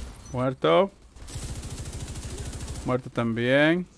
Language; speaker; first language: Spanish; native; Spanish